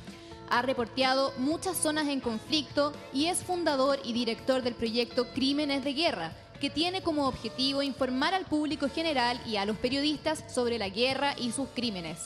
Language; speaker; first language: Spanish; native; Spanish